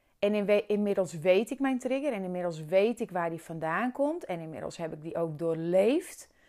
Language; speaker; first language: Dutch; non-native, local second language; Western Frisian